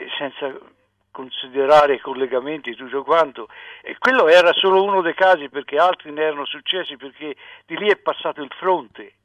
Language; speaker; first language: Italian; native; Italian